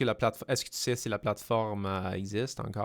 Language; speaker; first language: French; non-native, fluent; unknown